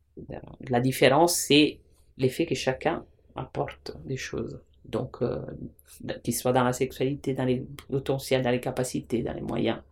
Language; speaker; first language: French; non-native, fluent; Italian